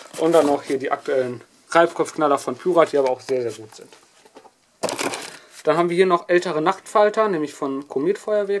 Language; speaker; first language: German; native; German